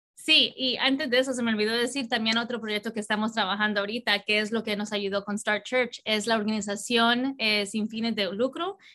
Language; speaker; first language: Spanish; early bilingual, heritage; Spanish